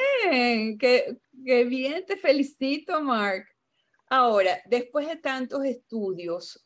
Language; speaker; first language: Spanish; native; Spanish